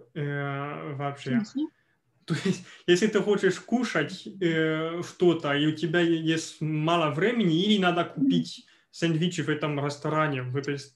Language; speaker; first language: Russian; non-native, fluent; French